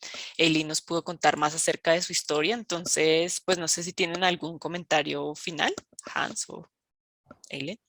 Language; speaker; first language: Spanish; native; Spanish